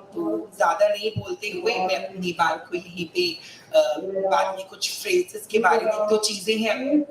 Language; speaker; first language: Hindi; native; Hindi